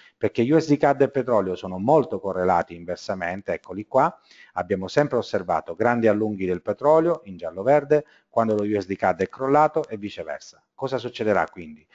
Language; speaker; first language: Italian; native; Italian